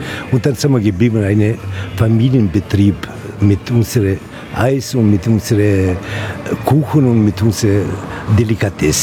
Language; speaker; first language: German; non-native, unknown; Italian